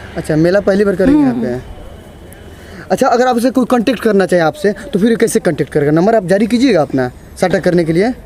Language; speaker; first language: Hindi; native; Hindi